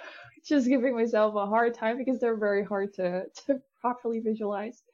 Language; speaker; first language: English; non-native, fluent; Dutch